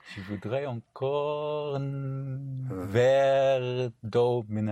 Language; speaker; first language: French; non-native, learner; English